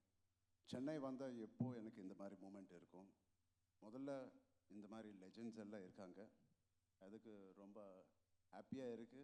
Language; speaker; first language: Tamil; non-native, local second language; Telugu